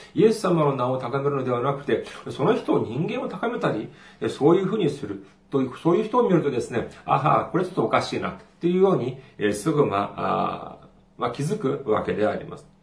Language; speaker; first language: Japanese; non-native, fluent; Korean